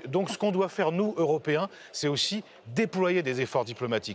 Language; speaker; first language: French; native; French